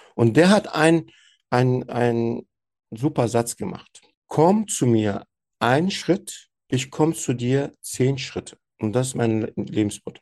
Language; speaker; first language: German; early bilingual, other home language; Turkish